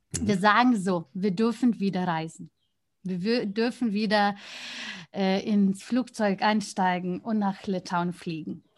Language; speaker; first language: German; non-native, fluent; Lithuanian